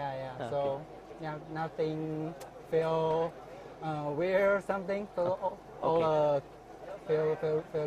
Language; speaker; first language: English; non-native, learner; Chinese